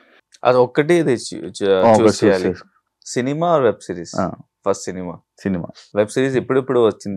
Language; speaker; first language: Telugu; non-native, learner; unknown